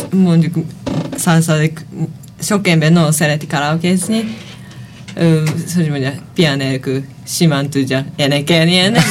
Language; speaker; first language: Hungarian; non-native, learner; Japanese